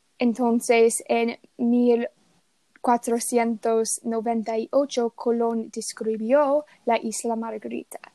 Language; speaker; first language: Spanish; non-native, learner; English